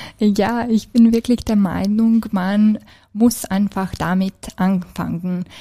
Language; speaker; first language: German; non-native, fluent; Serbian